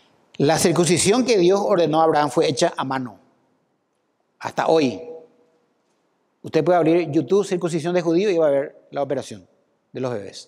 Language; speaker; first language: Spanish; native; Spanish